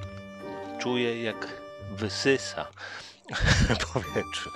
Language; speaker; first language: Polish; native; Polish